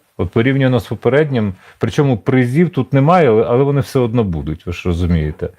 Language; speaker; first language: Ukrainian; native; Ukrainian